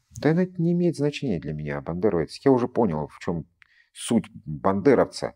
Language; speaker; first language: Russian; native; Russian